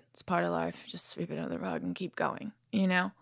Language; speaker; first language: English; native; English